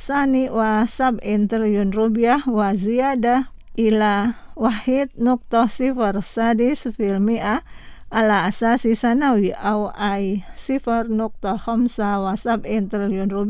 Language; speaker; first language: Arabic; non-native, fluent; Indonesian